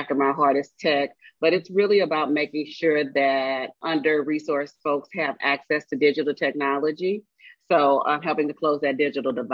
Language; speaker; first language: English; native; English